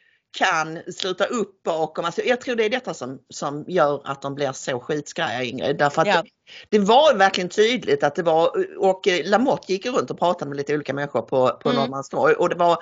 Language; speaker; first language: Swedish; native; Swedish